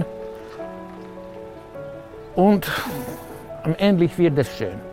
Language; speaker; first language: German; non-native, learner; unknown